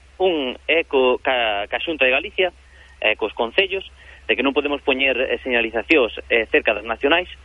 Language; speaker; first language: Galician; early bilingual, heritage; Galician